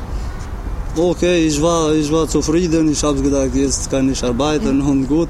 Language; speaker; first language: German; non-native, learner; Albanian